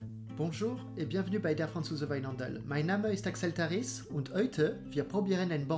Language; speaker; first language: German; non-native, fluent; French